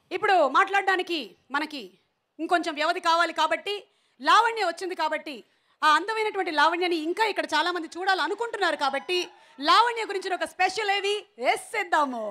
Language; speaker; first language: Telugu; native; Telugu